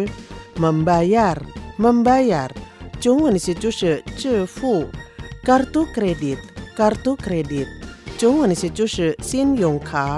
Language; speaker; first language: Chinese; early bilingual, heritage; Chinese